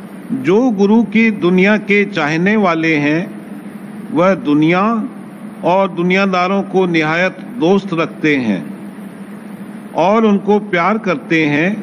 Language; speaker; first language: Hindi; native; Hindi